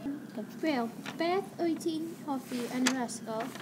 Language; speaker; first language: Welsh; non-native, learner; English